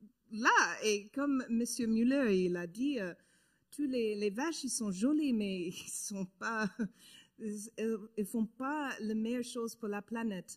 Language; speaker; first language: French; non-native, learner; English